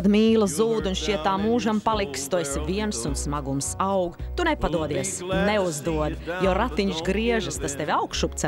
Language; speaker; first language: Latvian; native; Latvian